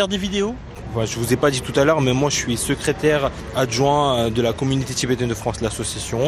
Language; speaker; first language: French; non-native, fluent; Tibetan